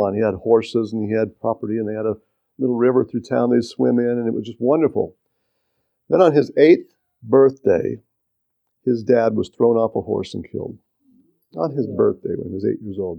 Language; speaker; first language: English; native; English